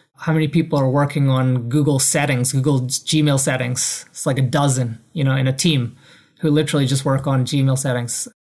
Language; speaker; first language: English; native; English